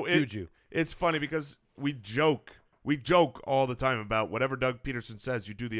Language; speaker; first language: English; native; English